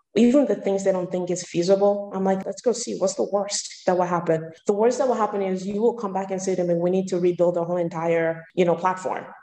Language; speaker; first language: English; early bilingual, other home language; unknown